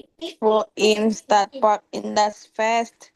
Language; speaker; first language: German; non-native, learner; Indonesian